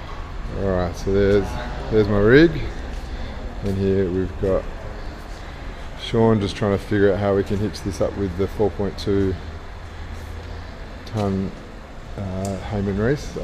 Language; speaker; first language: English; native; English